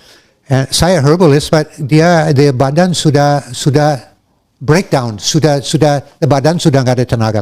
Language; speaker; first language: Indonesian; non-native, learner; English